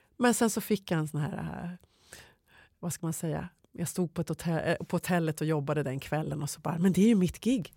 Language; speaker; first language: Swedish; native; Swedish